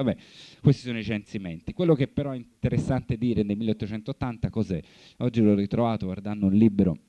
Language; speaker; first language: Italian; native; Italian